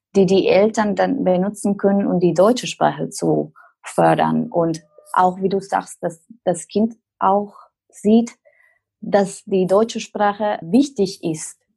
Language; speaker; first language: German; non-native, fluent; Spanish